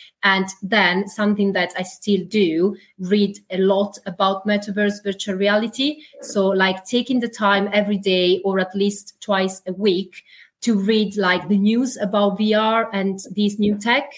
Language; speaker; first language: English; non-native, fluent; Italian